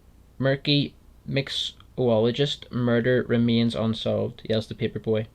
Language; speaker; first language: English; native; English